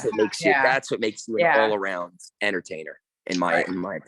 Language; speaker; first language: English; native; English